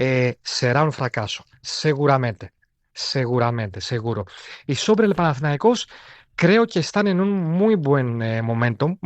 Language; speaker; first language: Spanish; non-native, fluent; Greek